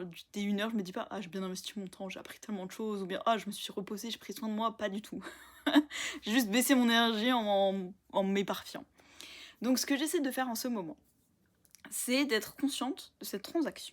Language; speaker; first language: French; native; French